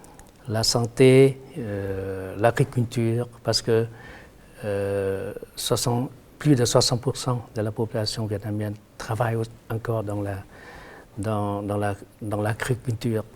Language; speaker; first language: French; non-native, fluent; Vietnamese